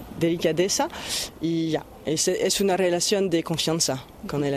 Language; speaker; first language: Spanish; non-native, learner; French